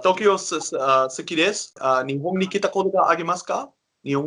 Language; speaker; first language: Japanese; non-native, learner; Dutch